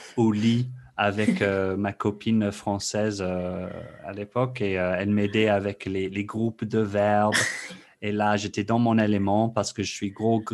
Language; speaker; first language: French; non-native, fluent; English